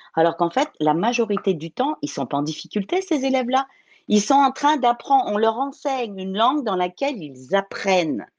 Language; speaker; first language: French; native; French